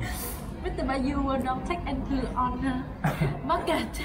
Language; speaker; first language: English; non-native, learner; Vietnamese